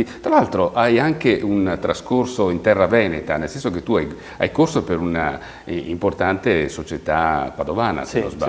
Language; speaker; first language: Italian; native; Italian